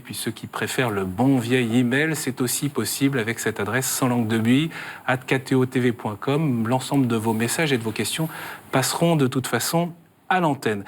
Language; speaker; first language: French; native; French